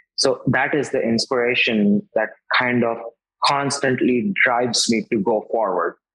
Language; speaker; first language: English; non-native, local second language; Hindi